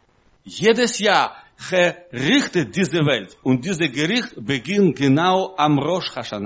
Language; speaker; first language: German; non-native, learner; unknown